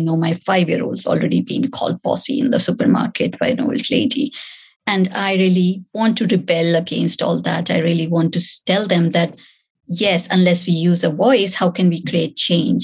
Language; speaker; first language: English; non-native, local second language; Hindi